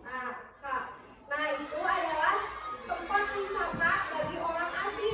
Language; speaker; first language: Indonesian; native; Indonesian